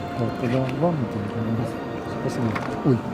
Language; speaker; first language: Russian; native; Russian